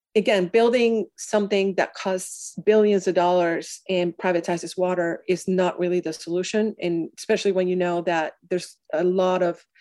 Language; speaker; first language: English; non-native, fluent; Spanish